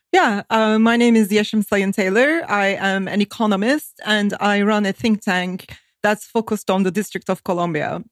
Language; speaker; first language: English; non-native, fluent; Turkish